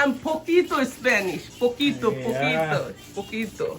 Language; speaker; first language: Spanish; non-native, learner; Bangla